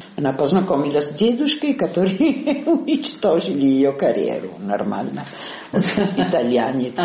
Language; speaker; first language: Russian; non-native, fluent; Italian